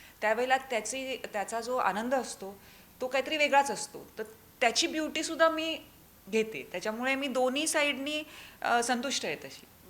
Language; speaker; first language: Marathi; native; Marathi